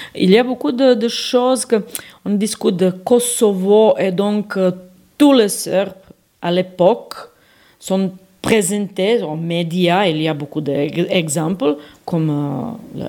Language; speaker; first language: French; non-native, learner; Serbian